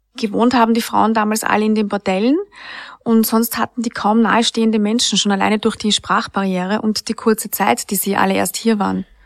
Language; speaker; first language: German; native; German